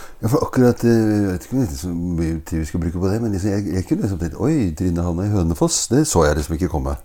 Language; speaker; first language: Norwegian; native; Norwegian